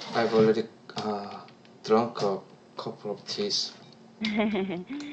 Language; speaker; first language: English; non-native, learner; Korean